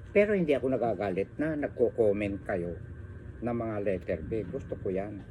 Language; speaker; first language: Filipino; native; Filipino